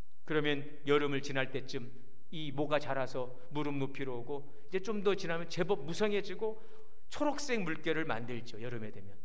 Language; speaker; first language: Korean; native; Korean